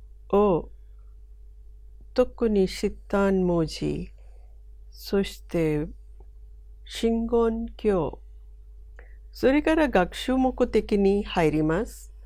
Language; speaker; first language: Japanese; non-native, fluent; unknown